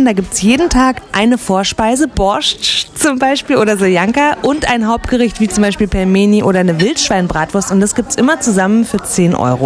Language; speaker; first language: German; native; German